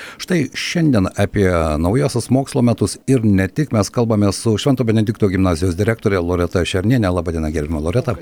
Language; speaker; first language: Lithuanian; native; Lithuanian